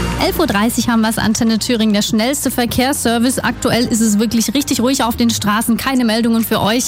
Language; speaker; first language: German; native; German